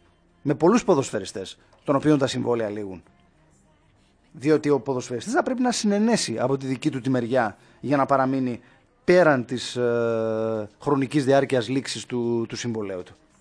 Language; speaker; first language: Greek; native; Greek